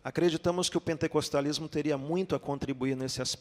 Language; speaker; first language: Portuguese; native; Portuguese